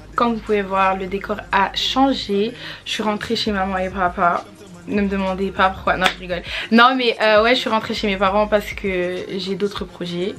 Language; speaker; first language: French; native; French